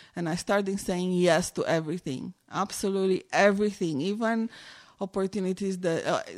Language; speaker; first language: English; non-native, fluent; Romanian